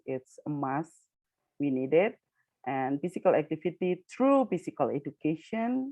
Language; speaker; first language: English; non-native, fluent; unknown